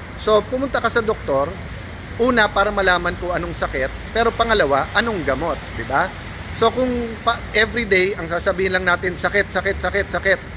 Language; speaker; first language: Filipino; native; Filipino